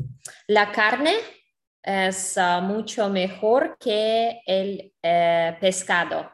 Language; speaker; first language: Spanish; non-native, learner; English